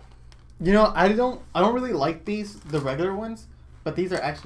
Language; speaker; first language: English; native; English